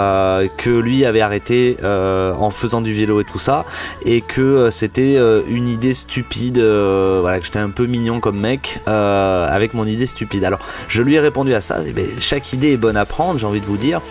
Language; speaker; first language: French; native; French